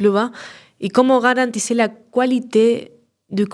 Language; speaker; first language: French; non-native, learner; Spanish